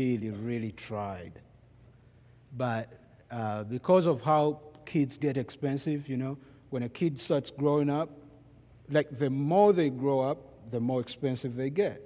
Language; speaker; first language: English; non-native, local second language; Ganda